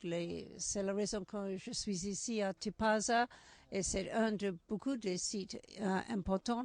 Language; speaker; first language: French; non-native, learner; English